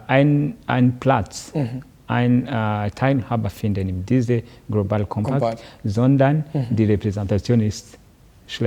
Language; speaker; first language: German; non-native, learner; Kinyarwanda